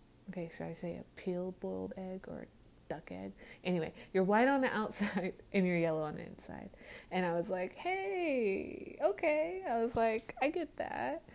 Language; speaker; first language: English; native; English